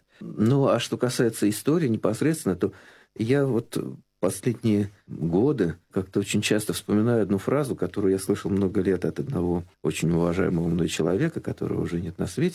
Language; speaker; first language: Russian; native; Russian